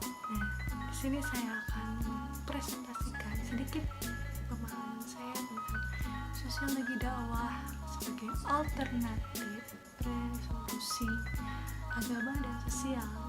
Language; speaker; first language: Indonesian; native; Indonesian